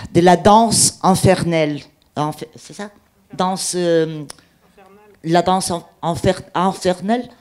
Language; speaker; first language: French; non-native, learner; Portuguese